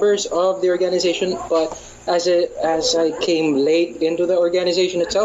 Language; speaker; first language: English; non-native, local second language; Hiligaynon